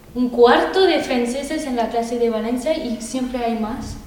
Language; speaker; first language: Spanish; non-native, fluent; French